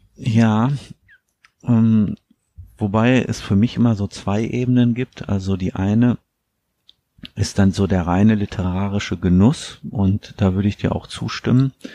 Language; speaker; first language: German; native; German